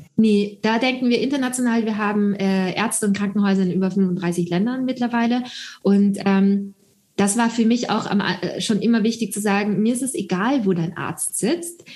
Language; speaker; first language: German; early bilingual, other home language; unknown